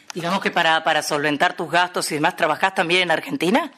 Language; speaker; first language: Spanish; native; Spanish